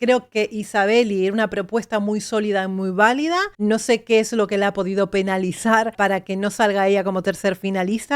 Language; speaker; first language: Spanish; native; Spanish